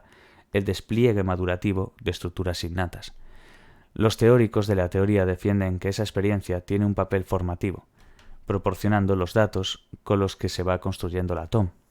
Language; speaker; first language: Spanish; native; Spanish